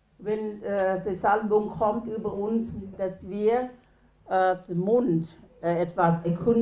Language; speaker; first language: German; non-native, learner; Thai